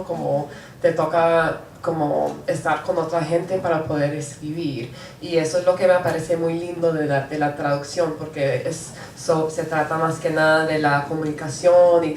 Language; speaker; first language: Spanish; non-native, local second language; English